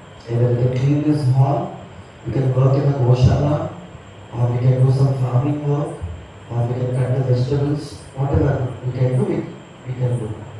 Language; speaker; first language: English; non-native, local second language; Telugu